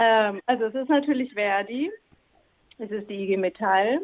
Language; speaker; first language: German; native; German